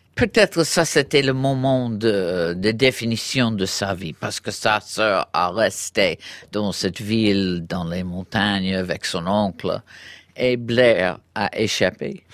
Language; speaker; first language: French; non-native, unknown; English